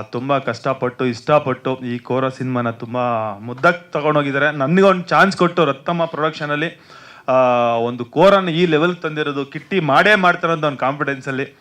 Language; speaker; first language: Kannada; native; Kannada